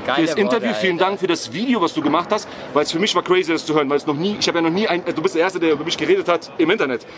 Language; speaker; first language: German; early bilingual, other home language; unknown